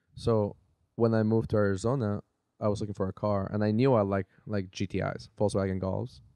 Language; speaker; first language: English; early bilingual, other home language; Spanish